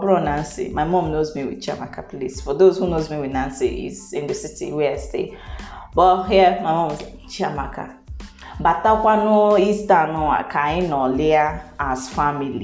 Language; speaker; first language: English; non-native, local second language; Igbo